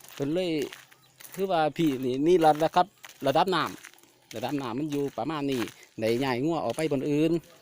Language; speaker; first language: Thai; native; Thai